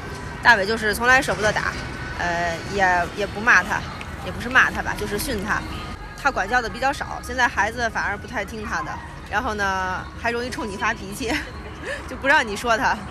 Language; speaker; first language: Chinese; native; Chinese